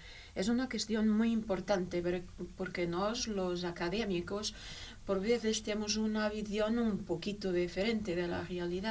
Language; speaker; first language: Spanish; non-native, fluent; Portuguese